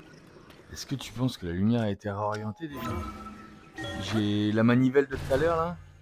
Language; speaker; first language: French; native; French